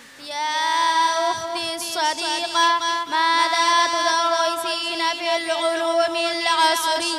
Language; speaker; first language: Arabic; non-native, learner; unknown